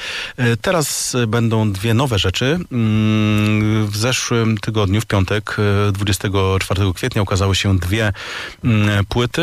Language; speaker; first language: Polish; native; Polish